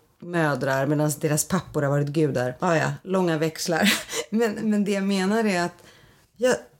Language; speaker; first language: Swedish; early bilingual, other home language; Greek